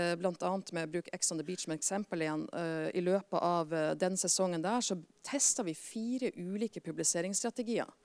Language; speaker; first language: Norwegian; native; Norwegian